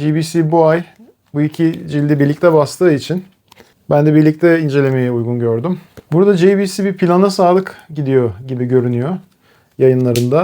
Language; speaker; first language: Turkish; native; Turkish